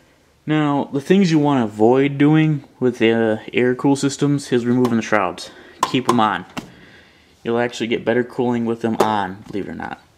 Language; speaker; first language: English; native; English